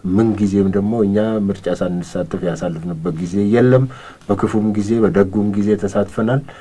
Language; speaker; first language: Amharic; non-native, local second language; Oromo